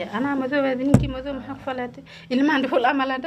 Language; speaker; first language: Somali; non-native, learner; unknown